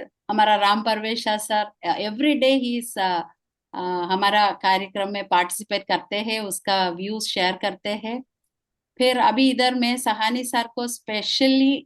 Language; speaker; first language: Hindi; non-native, local second language; Malayalam